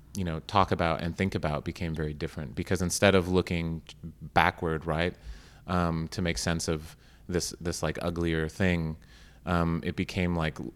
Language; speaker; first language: English; native; English